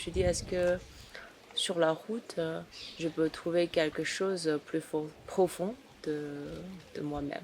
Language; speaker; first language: French; non-native, fluent; Chinese